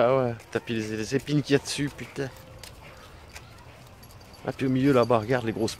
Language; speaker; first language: French; native; French